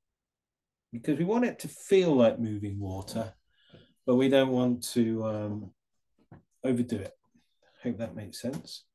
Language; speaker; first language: English; native; English